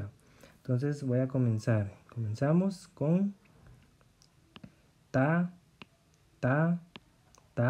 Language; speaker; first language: Spanish; native; Spanish